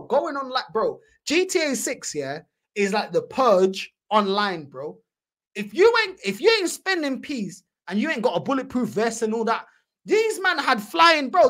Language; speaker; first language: English; early bilingual, other home language; Portuguese